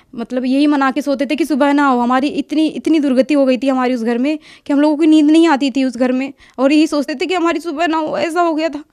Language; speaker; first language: Hindi; native; Hindi